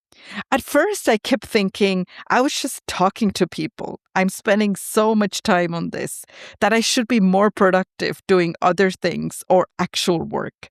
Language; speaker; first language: English; non-native, fluent; Tamil